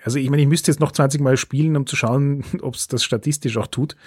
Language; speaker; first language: German; native; German